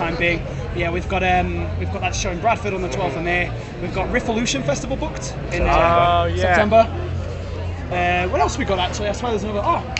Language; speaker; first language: English; native; English